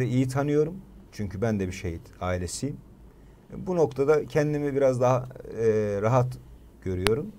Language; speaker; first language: Turkish; native; Turkish